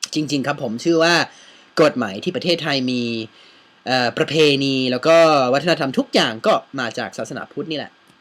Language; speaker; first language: Thai; non-native, fluent; English